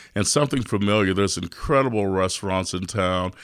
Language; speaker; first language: English; native; English